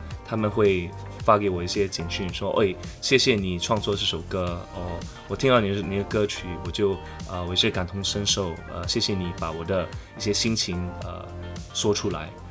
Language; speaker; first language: Chinese; non-native, local second language; English